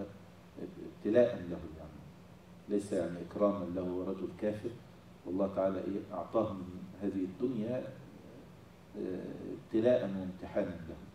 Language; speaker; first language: Arabic; native; Arabic